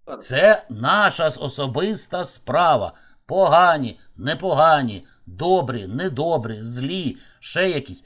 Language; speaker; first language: Ukrainian; native; Ukrainian